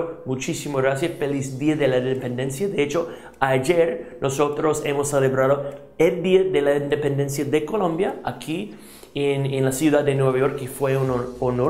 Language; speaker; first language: Spanish; non-native, fluent; English